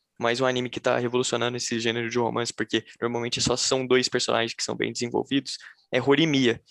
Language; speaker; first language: Portuguese; native; Portuguese